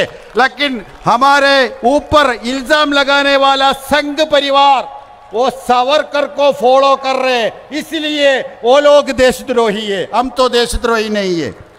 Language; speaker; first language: Hindi; non-native, local second language; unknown